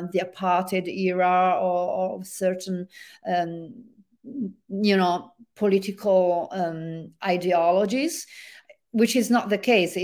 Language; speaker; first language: English; non-native, fluent; Italian